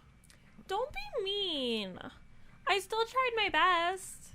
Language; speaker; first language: English; native; English